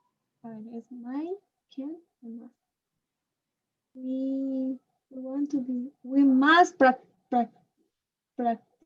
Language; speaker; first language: English; non-native, learner; Spanish